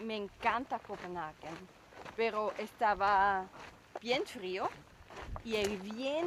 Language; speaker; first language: Spanish; non-native, learner; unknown